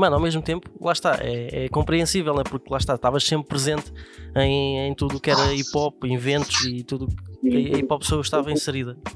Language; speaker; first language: Portuguese; native; Portuguese